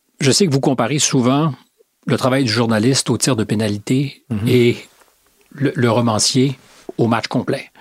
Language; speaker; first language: French; native; French